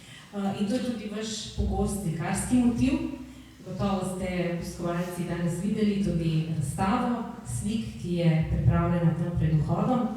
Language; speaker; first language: Slovenian; native; Slovenian